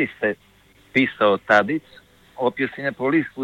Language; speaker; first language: Greek; non-native, fluent; Serbian